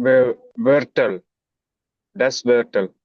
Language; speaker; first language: German; non-native, learner; Tamil